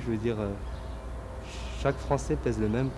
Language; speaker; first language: French; native; French